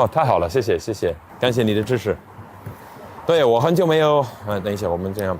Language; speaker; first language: Chinese; non-native, fluent; English